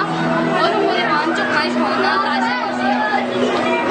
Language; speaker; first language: Cantonese; non-native, learner; Urdu